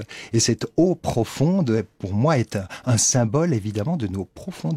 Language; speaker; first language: French; native; French